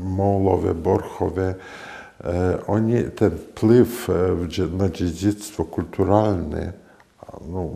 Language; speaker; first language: Polish; non-native, fluent; Latvian